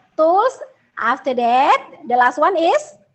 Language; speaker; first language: English; non-native, learner; Indonesian